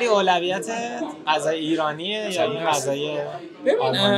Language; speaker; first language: Persian; native; Persian